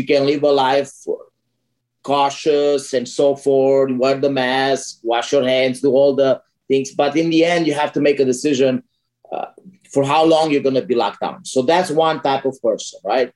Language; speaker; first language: English; non-native, fluent; Romanian